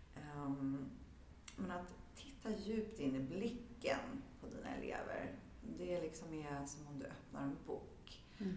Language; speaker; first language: Swedish; early bilingual, heritage; Swedish